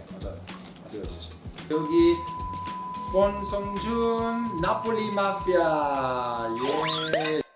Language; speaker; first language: Korean; non-native, learner; Italian